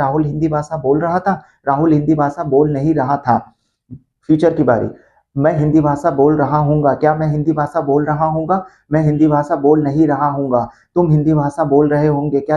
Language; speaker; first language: Hindi; non-native, local second language; Odia